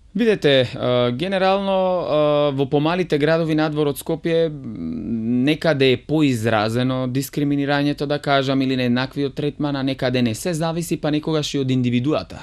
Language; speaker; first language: Macedonian; non-native, local second language; Romany